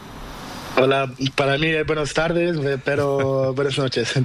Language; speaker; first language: Spanish; non-native, learner; Portuguese